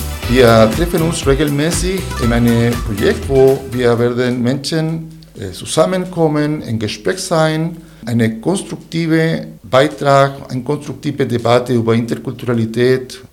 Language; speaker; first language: German; non-native, fluent; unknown